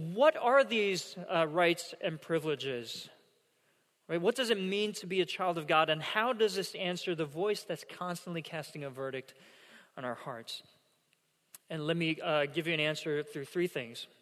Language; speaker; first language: English; non-native, fluent; Korean